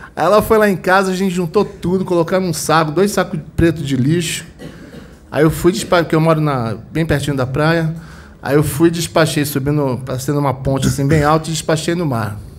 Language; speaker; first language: Portuguese; native; Portuguese